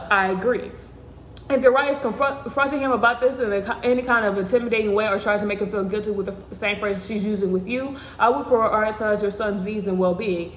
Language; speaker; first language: English; native; English